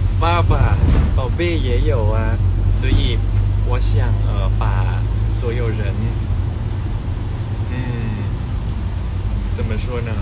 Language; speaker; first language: Chinese; non-native, learner; Thai